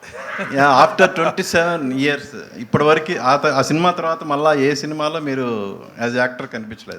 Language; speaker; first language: Telugu; native; Telugu